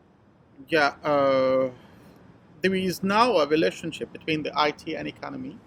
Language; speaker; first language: English; non-native, fluent; Arabic